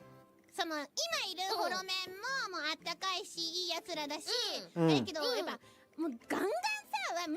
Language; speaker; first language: Japanese; native; Japanese